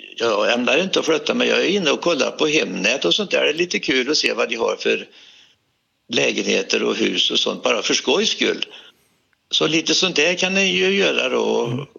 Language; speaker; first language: Swedish; native; Swedish